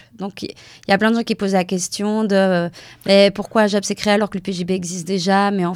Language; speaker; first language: French; native; French